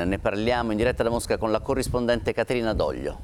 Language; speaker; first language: Italian; native; Italian